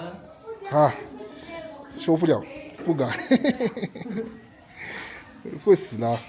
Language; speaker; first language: Chinese; non-native, learner; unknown